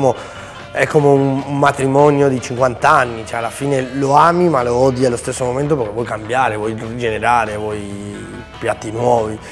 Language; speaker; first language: Italian; non-native, fluent; Spanish